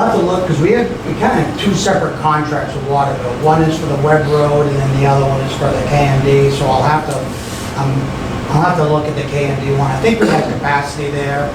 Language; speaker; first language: English; native; English